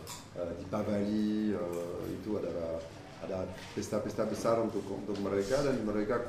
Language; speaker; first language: Indonesian; non-native, fluent; French